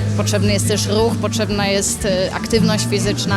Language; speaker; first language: Polish; native; Polish